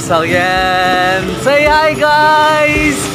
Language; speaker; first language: English; non-native, learner; Filipino